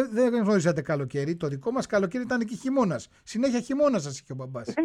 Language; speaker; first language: Greek; native; Greek